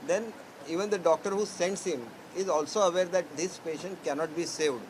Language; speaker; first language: English; non-native, local second language; Marathi